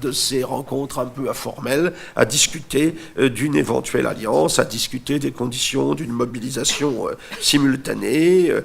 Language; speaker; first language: French; native; French